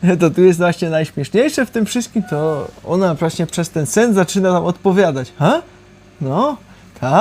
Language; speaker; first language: Polish; early bilingual, heritage; Polish